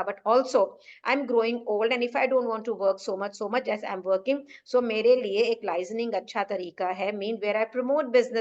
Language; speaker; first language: Hindi; native; Hindi